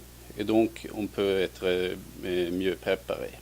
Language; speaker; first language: French; non-native, fluent; Swedish